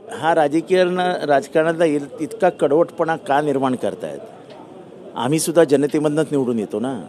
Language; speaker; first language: Marathi; native; Marathi